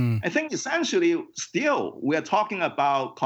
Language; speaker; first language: English; non-native, local second language; Cantonese